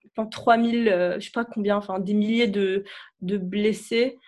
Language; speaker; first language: French; native; French